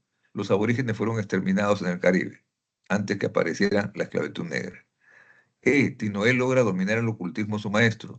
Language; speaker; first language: Spanish; native; Spanish